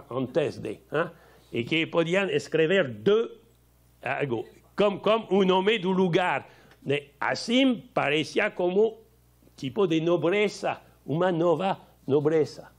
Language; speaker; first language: Portuguese; non-native, learner; French